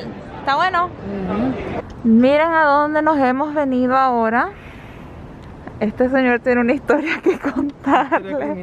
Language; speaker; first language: Spanish; native; Spanish